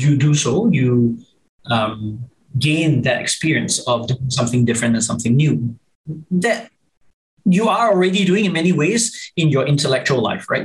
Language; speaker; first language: English; native; English